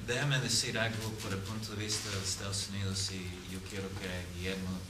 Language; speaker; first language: Spanish; non-native, fluent; English